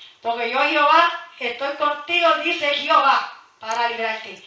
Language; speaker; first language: Spanish; early bilingual, heritage; Spanish